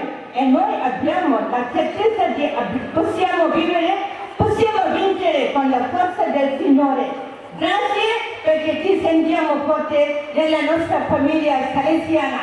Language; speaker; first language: Italian; non-native, learner; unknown